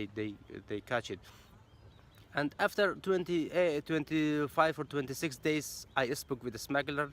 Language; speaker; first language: English; non-native, learner; Persian